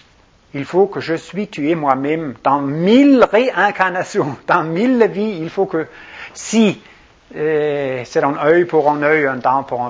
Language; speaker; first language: French; non-native, fluent; Danish